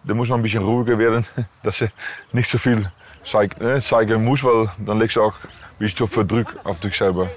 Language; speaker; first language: German; native; German